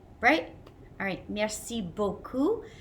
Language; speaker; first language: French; non-native, fluent; English